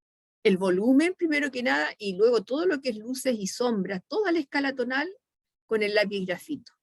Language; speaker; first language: Spanish; native; Spanish